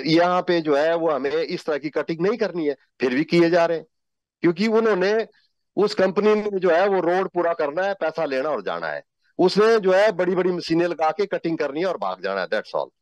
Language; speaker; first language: Hindi; native; Hindi